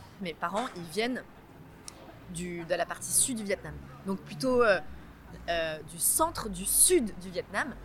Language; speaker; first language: French; early bilingual, other home language; Vietnamese